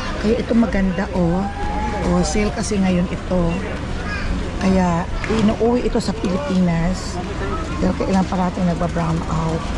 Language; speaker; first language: Filipino; non-native, local second language; Cebuano